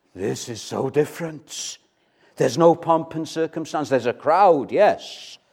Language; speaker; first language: English; native; English